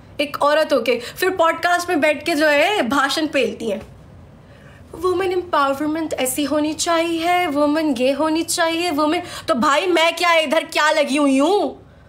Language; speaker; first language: Urdu; native; Urdu